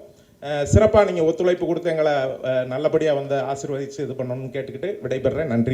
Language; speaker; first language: Tamil; native; Tamil